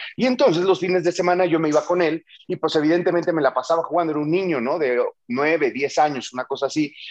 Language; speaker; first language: Spanish; native; Spanish